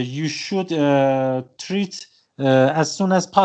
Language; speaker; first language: English; non-native, learner; Persian